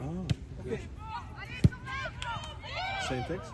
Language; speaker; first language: French; non-native, fluent; English